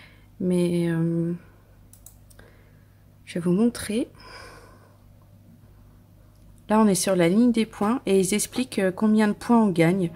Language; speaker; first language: French; native; French